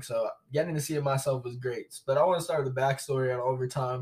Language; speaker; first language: English; native; English